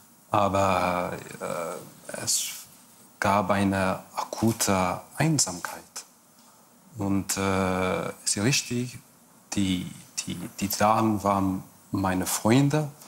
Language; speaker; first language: German; non-native, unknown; English